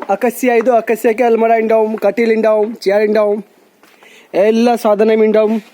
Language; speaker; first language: Malayalam; non-native, learner; Bangla